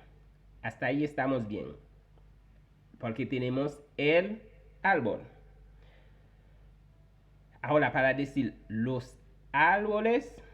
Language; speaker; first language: Spanish; non-native, fluent; Haitian Creole